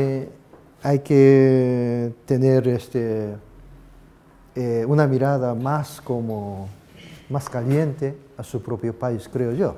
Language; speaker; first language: Spanish; non-native, fluent; Japanese